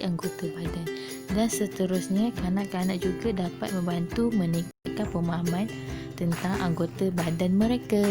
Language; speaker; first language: Malay; native; Malay